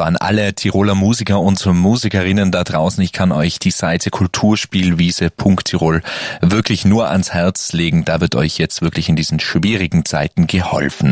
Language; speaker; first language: German; native; German